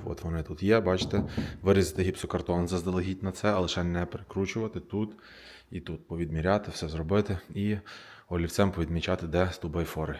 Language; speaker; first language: Ukrainian; non-native, local second language; Russian